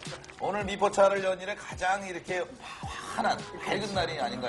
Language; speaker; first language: Korean; native; Korean